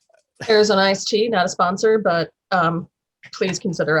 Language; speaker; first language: English; native; English